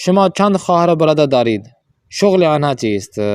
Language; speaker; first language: Persian; non-native, fluent; Urdu